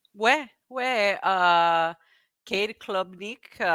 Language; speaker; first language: French; non-native, learner; English